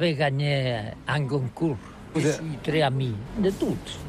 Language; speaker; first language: French; non-native, learner; Catalan